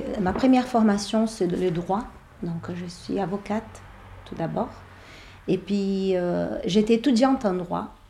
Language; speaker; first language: French; non-native, fluent; Portuguese